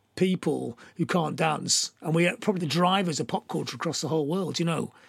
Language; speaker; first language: English; native; English